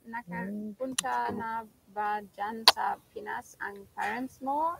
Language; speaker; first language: Filipino; non-native, learner; German